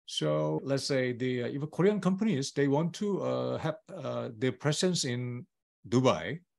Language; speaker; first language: English; non-native, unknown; Korean